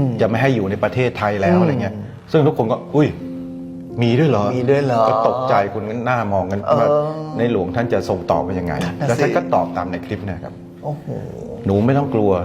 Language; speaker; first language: Thai; native; Thai